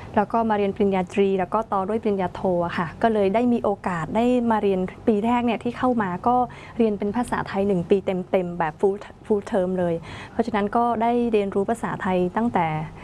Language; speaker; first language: Thai; non-native, fluent; Khmer